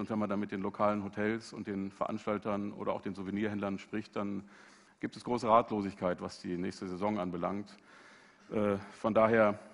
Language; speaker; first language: German; native; German